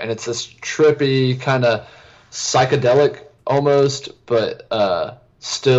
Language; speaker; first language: English; native; English